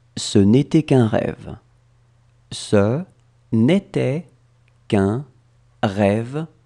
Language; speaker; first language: French; native; French